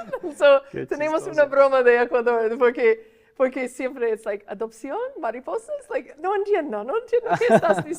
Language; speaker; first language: Spanish; non-native, fluent; English